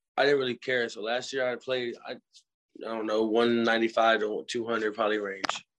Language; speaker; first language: English; native; English